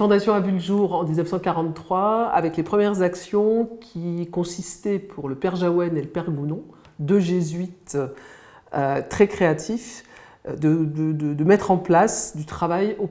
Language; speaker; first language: French; native; French